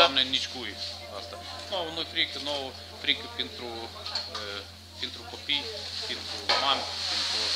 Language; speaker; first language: Romanian; early bilingual, heritage; Romanian